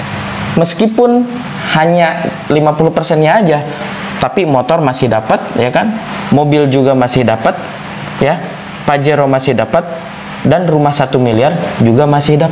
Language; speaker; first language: Indonesian; non-native, local second language; Sundanese